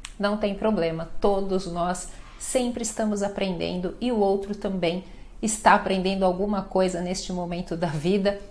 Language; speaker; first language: Portuguese; native; Portuguese